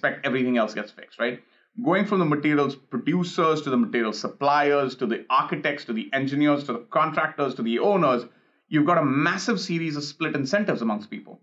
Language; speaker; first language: English; non-native, local second language; Hindi